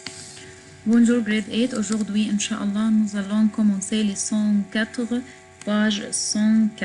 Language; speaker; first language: French; non-native, fluent; Arabic